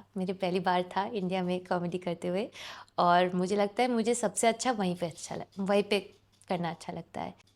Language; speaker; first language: Hindi; non-native, local second language; English